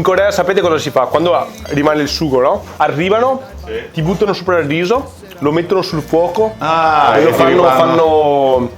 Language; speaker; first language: Italian; native; Italian